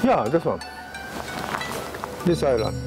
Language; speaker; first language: English; non-native, learner; Japanese